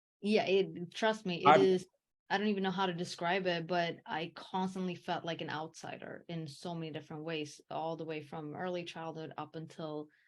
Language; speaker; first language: English; early bilingual, heritage; English